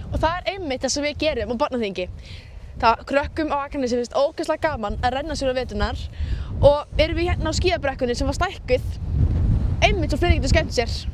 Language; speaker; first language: Icelandic; native; Icelandic